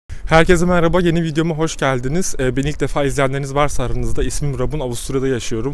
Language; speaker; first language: Turkish; native; Turkish